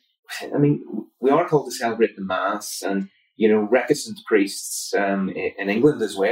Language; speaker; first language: English; native; English